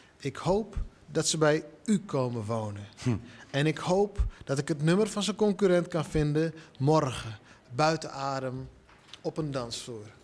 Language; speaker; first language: Dutch; non-native, local second language; Western Frisian